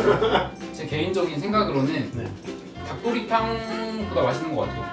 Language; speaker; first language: Korean; native; Korean